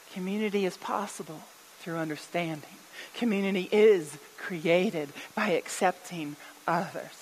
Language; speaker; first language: English; native; English